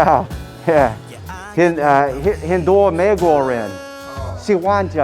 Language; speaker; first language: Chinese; non-native, learner; English